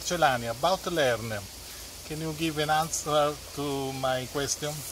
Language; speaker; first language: English; non-native, learner; Italian